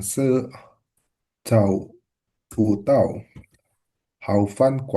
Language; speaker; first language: Chinese; non-native, learner; Indonesian